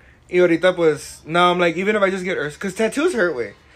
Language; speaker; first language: English; early bilingual, other home language; Spanish